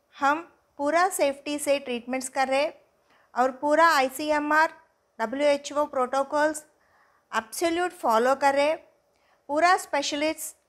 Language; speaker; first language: Hindi; non-native, local second language; Telugu